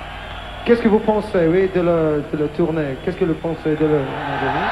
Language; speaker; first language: French; non-native, learner; English